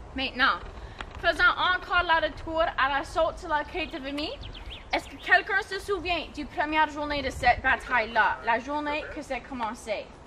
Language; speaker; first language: French; non-native, local second language; English